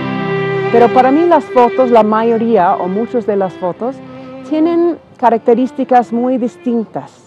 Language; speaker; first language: Spanish; non-native, fluent; English